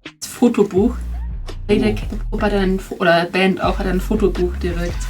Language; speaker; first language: German; native; German